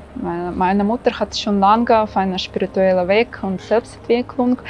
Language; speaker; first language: German; non-native, fluent; Russian